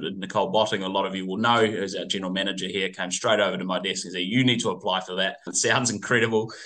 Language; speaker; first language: English; native; English